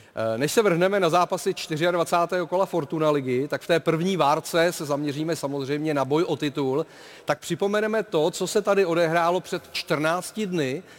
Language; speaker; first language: Czech; native; Czech